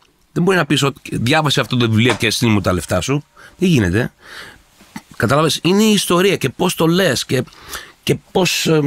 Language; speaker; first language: Greek; early bilingual, heritage; Greek